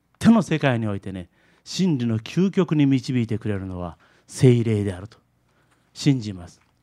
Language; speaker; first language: Japanese; early bilingual, heritage; Japanese